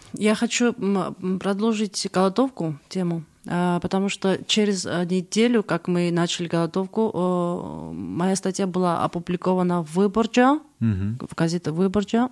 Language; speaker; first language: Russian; non-native, fluent; Georgian